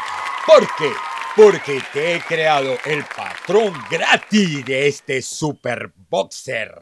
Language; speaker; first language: Spanish; native; Spanish